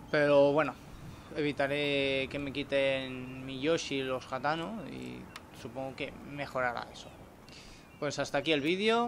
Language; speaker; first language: Spanish; native; Spanish